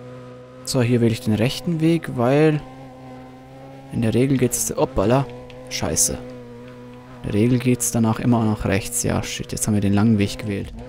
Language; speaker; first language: German; native; German